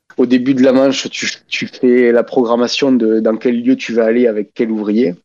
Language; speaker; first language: French; native; French